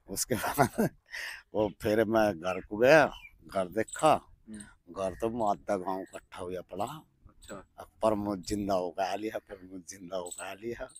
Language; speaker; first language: Hindi; native; Hindi